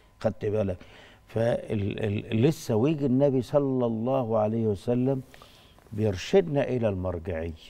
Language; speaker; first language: Egyptian Arabic; native; Egyptian Arabic